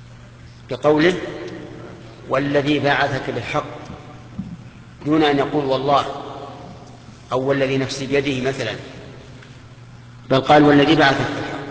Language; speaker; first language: Arabic; native; Arabic